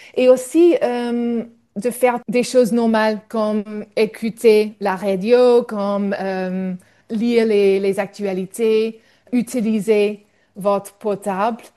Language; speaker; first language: French; non-native, fluent; English